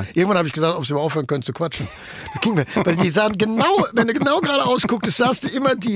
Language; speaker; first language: German; native; German